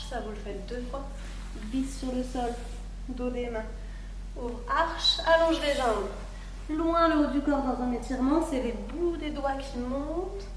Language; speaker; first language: French; native; French